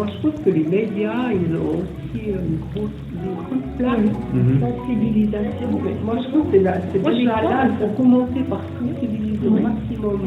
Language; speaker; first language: French; native; French